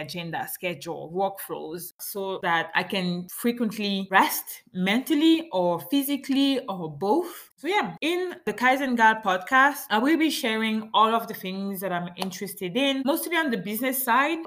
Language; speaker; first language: English; non-native, fluent; French